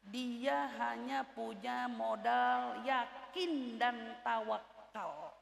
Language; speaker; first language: Indonesian; native; Indonesian